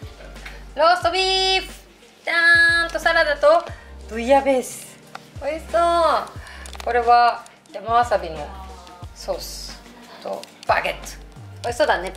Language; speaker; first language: Japanese; native; Japanese